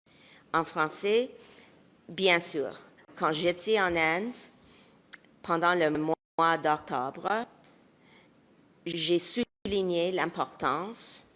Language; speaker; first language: French; non-native, local second language; English